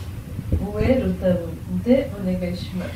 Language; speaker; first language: Japanese; non-native, learner; Portuguese